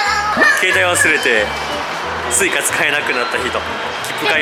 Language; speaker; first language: Japanese; native; Japanese